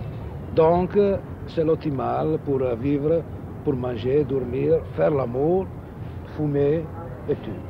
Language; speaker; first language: French; non-native, fluent; Italian